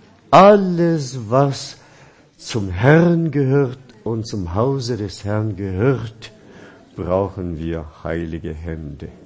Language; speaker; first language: German; non-native, fluent; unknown